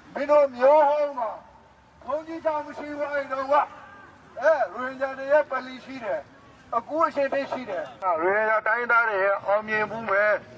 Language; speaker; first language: Burmese; non-native, local second language; Rohingya